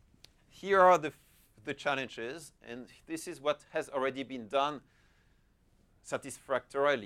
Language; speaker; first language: English; non-native, fluent; French